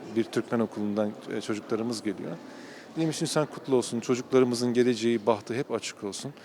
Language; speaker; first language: Turkish; native; Turkish